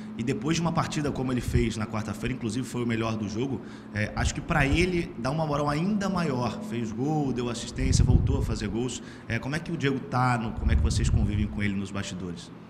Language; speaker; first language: Portuguese; native; Portuguese